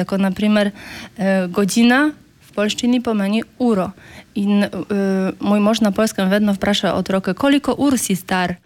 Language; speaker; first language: Slovenian; non-native, fluent; Polish